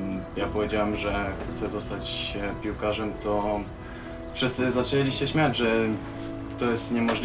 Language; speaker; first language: Polish; early bilingual, heritage; Polish